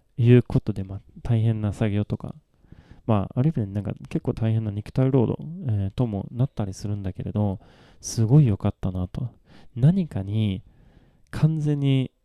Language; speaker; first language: Japanese; non-native, fluent; Swedish